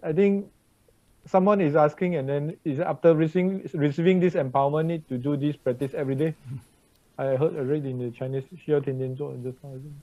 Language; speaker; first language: English; non-native, learner; Chinese